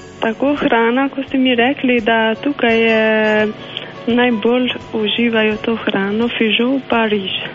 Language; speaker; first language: Slovenian; non-native, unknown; Albanian